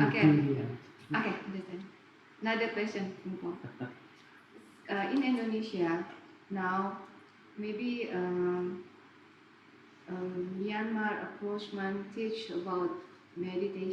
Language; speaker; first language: English; non-native, learner; Indonesian